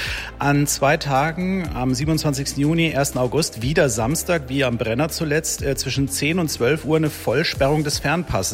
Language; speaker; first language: German; native; German